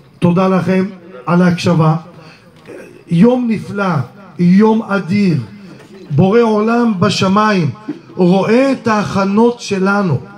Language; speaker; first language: Hebrew; early bilingual, other home language; Arabic